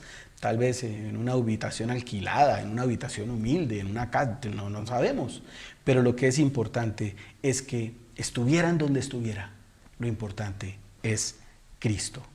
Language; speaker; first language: Spanish; native; Spanish